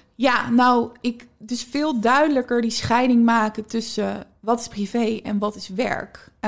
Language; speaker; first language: Dutch; native; Dutch